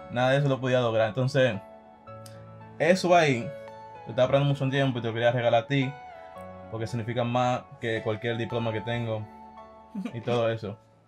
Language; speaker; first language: Spanish; early bilingual, other home language; English